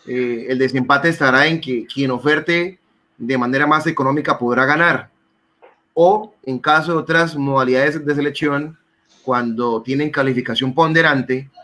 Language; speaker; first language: Spanish; native; Spanish